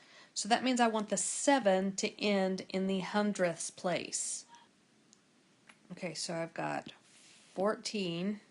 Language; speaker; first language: English; native; English